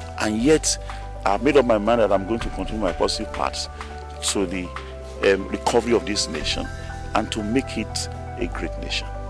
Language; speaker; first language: English; non-native, local second language; Yoruba